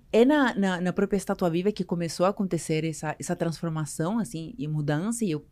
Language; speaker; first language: Portuguese; non-native, fluent; Spanish